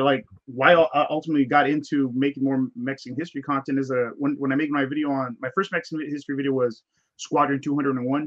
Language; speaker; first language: English; native; English